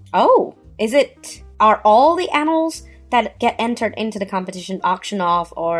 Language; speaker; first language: English; non-native, fluent; Chinese